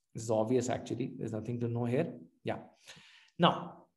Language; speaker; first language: English; non-native, local second language; Hindi